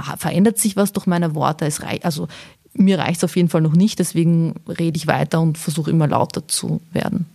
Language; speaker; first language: German; early bilingual, other home language; Bosnian